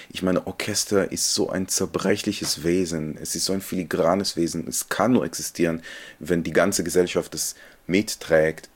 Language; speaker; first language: German; non-native, fluent; Hebrew